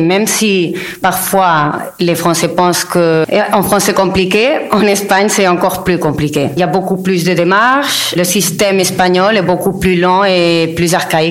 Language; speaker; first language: French; non-native, local second language; Spanish